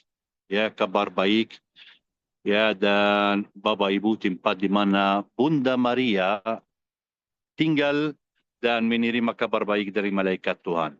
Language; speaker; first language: Indonesian; non-native, fluent; Arabic